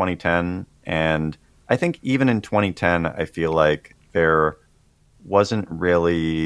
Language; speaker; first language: English; native; English